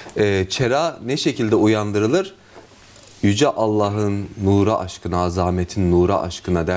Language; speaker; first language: Turkish; native; Turkish